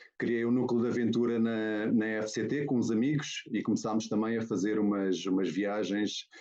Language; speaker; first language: Portuguese; native; Portuguese